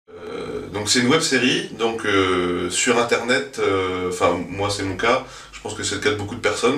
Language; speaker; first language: French; native; French